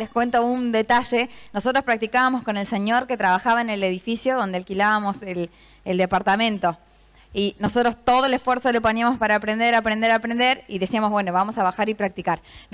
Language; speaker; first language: Spanish; native; Spanish